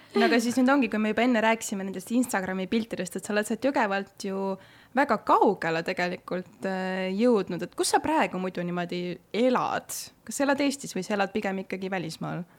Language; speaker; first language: Estonian; native; Estonian